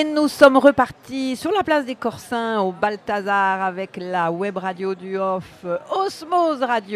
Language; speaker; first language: French; native; French